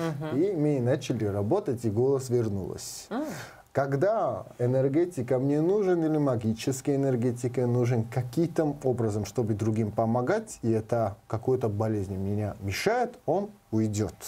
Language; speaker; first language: Russian; non-native, learner; Georgian